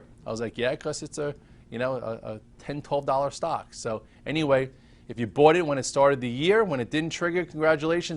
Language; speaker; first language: English; native; English